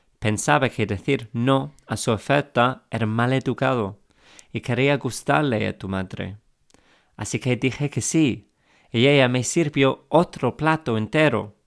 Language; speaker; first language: Spanish; non-native, fluent; English